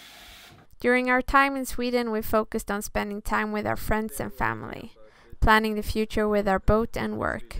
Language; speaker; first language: English; non-native, fluent; Swedish